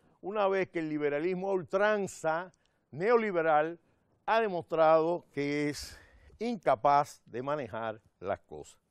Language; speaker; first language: Spanish; native; Spanish